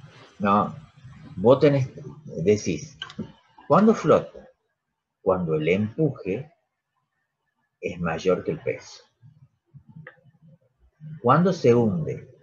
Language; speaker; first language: Spanish; native; Spanish